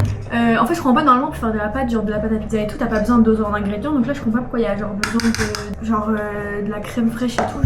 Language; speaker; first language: French; native; French